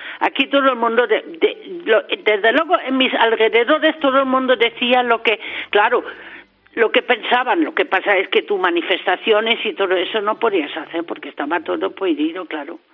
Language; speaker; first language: Spanish; non-native, fluent; German